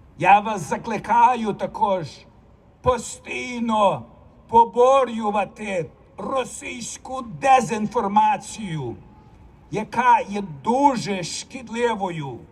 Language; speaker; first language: Ukrainian; early bilingual, heritage; Ukrainian